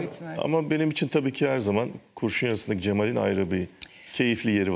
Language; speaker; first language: Turkish; native; Turkish